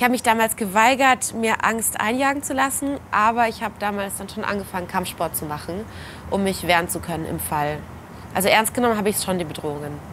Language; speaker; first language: German; native; German